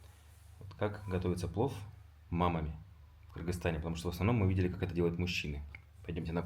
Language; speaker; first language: Russian; native; Russian